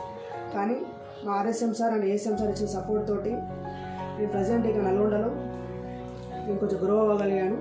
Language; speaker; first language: Telugu; native; Telugu